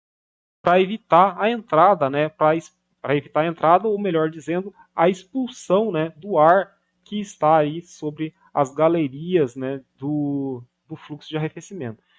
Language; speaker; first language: Portuguese; native; Portuguese